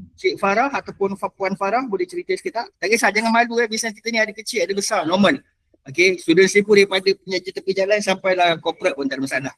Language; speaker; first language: Malay; native; Malay